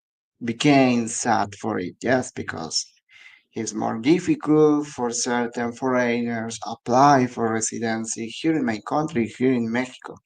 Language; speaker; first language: English; non-native, learner; Spanish